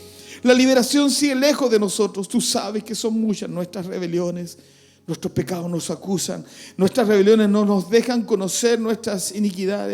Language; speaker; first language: Spanish; native; Spanish